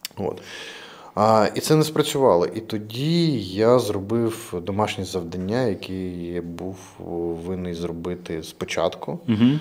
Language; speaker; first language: Ukrainian; non-native, local second language; Russian